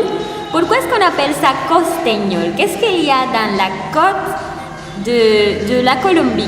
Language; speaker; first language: French; non-native, learner; Spanish